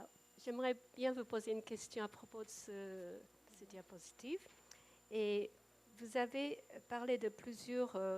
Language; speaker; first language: French; non-native, fluent; Japanese